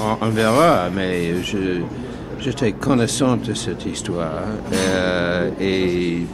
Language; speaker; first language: French; non-native, fluent; English